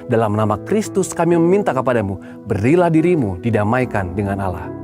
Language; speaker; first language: Indonesian; native; Indonesian